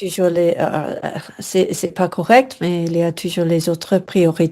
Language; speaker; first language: French; non-native, fluent; English